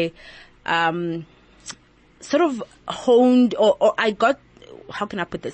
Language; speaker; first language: English; non-native, local second language; Southern Sotho